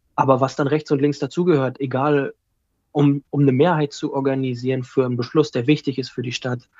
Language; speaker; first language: German; native; German